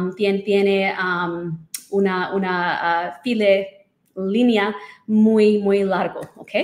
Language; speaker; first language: Spanish; non-native, learner; English